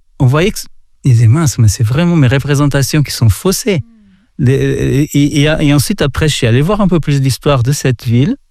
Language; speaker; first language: French; non-native, fluent; Portuguese